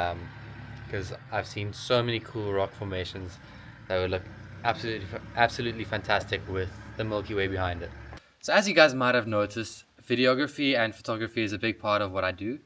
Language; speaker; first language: English; native; English